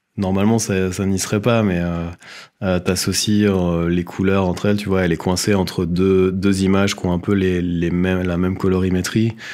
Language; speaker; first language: French; native; French